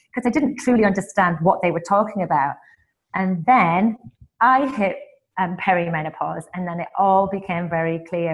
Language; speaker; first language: English; native; English